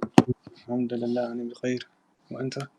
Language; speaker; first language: Arabic; non-native, learner; English